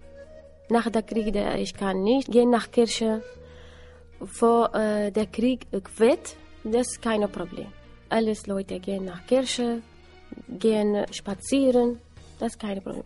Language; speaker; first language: German; non-native, learner; Assyrian Neo-Aramaic